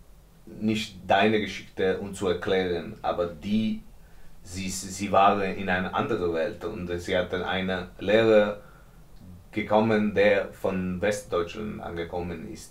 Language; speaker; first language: German; non-native, learner; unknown